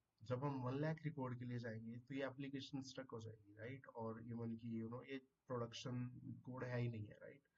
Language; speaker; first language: Hindi; non-native, local second language; Punjabi